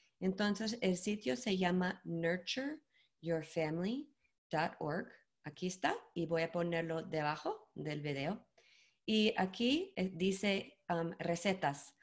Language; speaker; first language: Spanish; non-native, learner; English